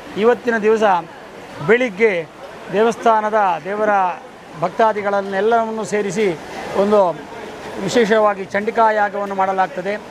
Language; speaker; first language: Kannada; native; Kannada